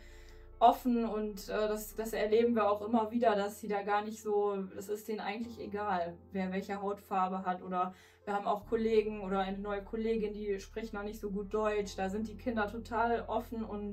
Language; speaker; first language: German; native; German